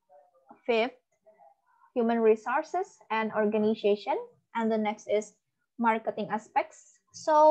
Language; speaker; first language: English; non-native, learner; Indonesian